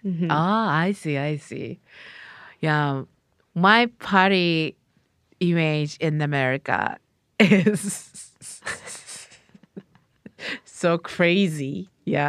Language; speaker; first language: English; non-native, learner; Japanese